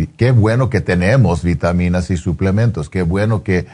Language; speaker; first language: Spanish; early bilingual, heritage; Spanish